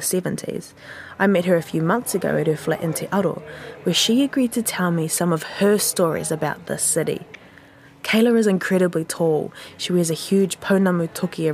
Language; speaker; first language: English; native; English